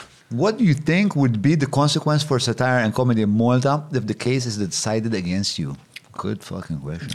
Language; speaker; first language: English; non-native, local second language; Maltese